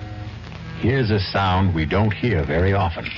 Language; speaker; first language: English; native; English